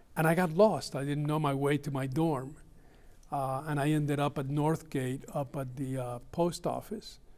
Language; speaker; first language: English; early bilingual, other home language; Spanish